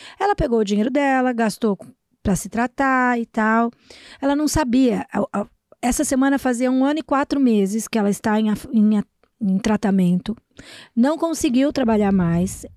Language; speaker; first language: Portuguese; native; Portuguese